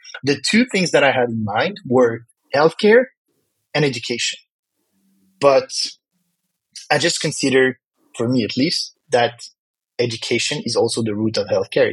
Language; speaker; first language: English; non-native, fluent; French